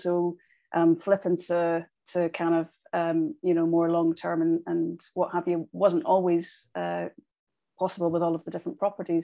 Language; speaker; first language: English; native; English